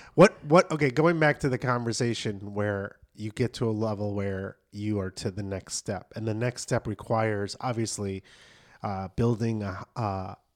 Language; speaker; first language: English; native; English